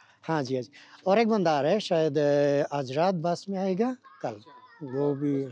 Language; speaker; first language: Hindi; non-native, fluent; Bangla